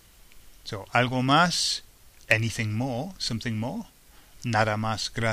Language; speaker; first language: Spanish; non-native, learner; English